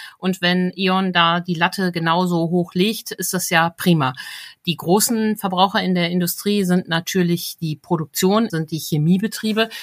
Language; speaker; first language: German; native; German